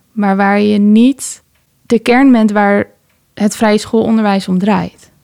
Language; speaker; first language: Dutch; early bilingual, other home language; Persian